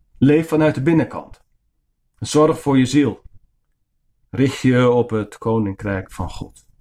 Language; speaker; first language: Dutch; non-native, local second language; Western Frisian